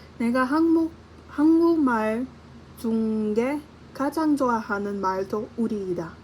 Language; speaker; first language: Korean; non-native, learner; English